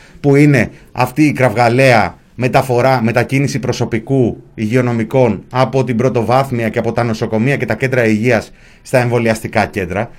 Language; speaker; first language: Greek; native; Greek